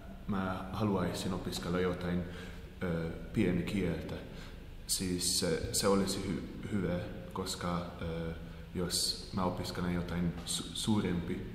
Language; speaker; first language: Finnish; non-native, learner; Hungarian